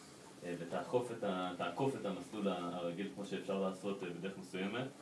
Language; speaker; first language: Hebrew; native; Hebrew